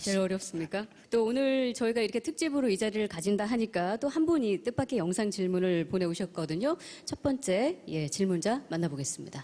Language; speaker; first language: Korean; native; Korean